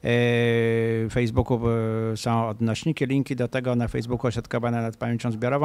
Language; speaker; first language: Polish; native; Polish